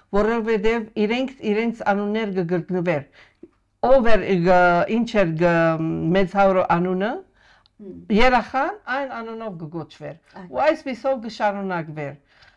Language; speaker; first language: Armenian; non-native, local second language; Arabic